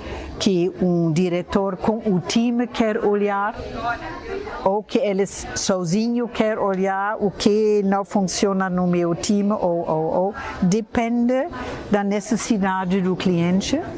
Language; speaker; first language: Portuguese; non-native, fluent; German